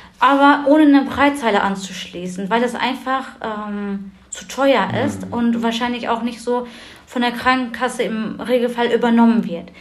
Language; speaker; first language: German; early bilingual, other home language; Turkish